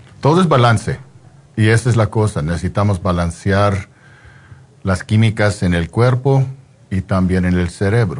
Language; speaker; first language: Spanish; non-native, fluent; English